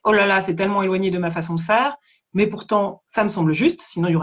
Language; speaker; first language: French; native; French